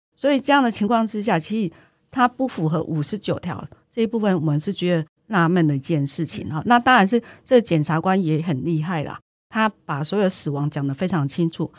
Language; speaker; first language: Chinese; native; Chinese